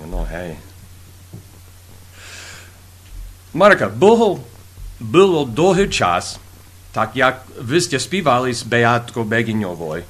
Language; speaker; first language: Slovak; early bilingual, heritage; Rusyn